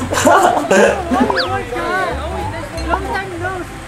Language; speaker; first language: English; non-native, local second language; Filipino